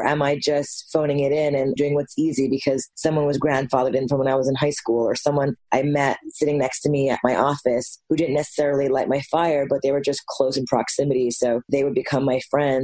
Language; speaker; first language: English; native; English